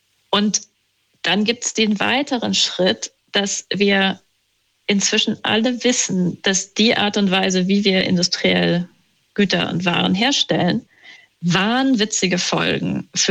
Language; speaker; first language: German; native; German